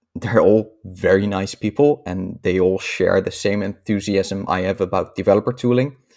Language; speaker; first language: English; non-native, fluent; Dutch